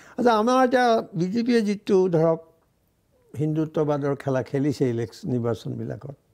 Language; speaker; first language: Assamese; native; Assamese